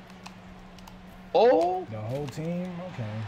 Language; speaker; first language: English; native; English